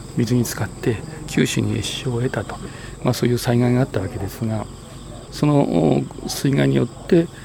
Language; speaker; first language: Japanese; native; Japanese